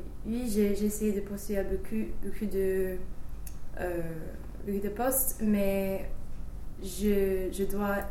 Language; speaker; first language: French; non-native, fluent; English